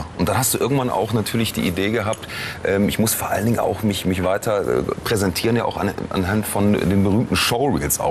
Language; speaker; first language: German; native; German